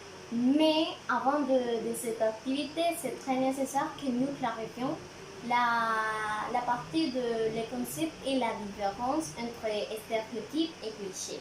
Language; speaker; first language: French; non-native, learner; Spanish